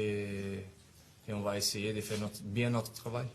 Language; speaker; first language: French; non-native, fluent; Italian